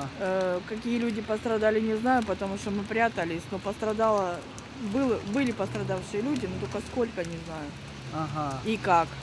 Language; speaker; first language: Russian; native; Russian